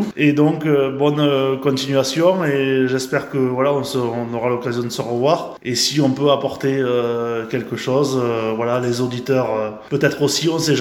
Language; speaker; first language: French; native; French